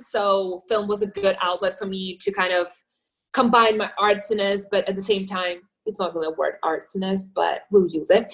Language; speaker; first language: English; non-native, fluent; Ukrainian